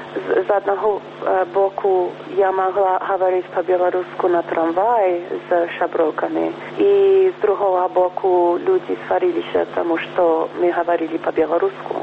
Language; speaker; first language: Belarusian; early bilingual, heritage; Belarusian